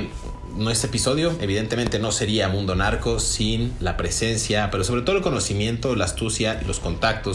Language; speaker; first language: Spanish; native; Spanish